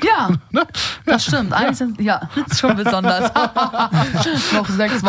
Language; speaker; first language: German; native; German